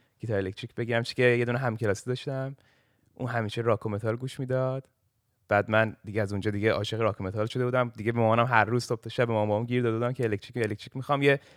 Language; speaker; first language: Persian; early bilingual, heritage; Persian